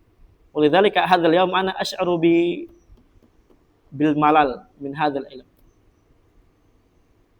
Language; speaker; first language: Arabic; non-native, fluent; Indonesian